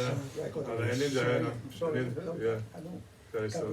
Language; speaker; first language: Greek; early bilingual, heritage; Greek